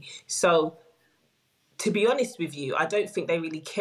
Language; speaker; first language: English; native; English